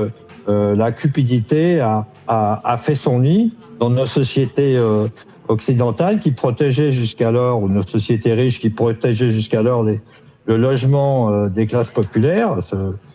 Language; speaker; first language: French; native; French